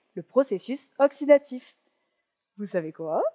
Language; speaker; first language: French; native; French